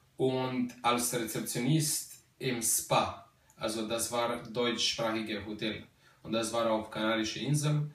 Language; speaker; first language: German; non-native, fluent; Slovenian